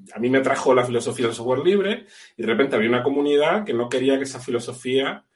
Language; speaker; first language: Spanish; native; Spanish